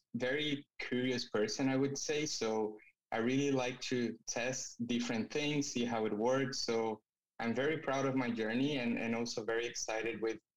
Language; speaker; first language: English; non-native, fluent; Portuguese